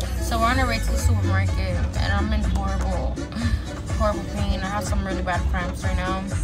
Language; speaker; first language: English; early bilingual, other home language; Spanish